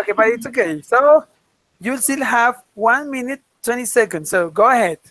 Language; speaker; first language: English; non-native, fluent; Spanish